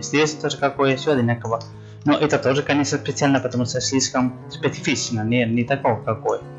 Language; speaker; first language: Russian; non-native, learner; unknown